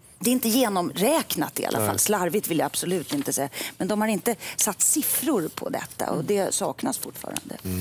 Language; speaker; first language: Swedish; native; Swedish